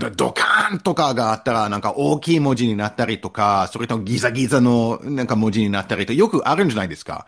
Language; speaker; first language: Japanese; non-native, fluent; English